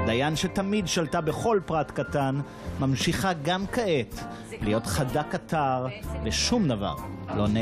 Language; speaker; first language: Hebrew; native; Hebrew